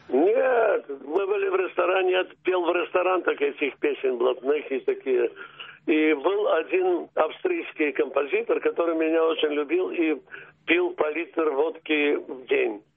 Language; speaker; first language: Russian; early bilingual, heritage; Russian